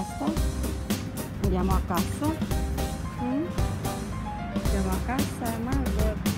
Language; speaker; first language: Italian; non-native, learner; Filipino